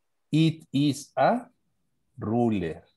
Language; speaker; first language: English; non-native, learner; Spanish